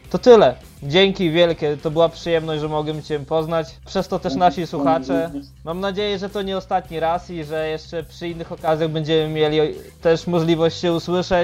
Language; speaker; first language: Polish; native; Polish